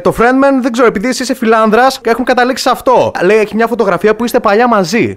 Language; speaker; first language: Greek; native; Greek